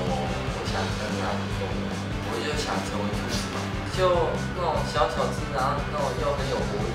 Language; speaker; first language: Chinese; native; Chinese